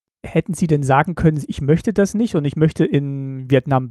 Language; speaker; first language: German; native; German